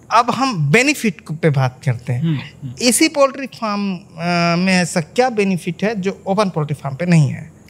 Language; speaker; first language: Hindi; native; Hindi